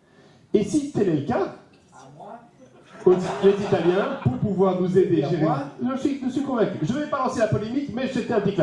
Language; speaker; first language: French; native; French